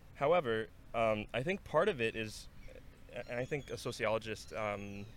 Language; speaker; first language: English; non-native, fluent; Norwegian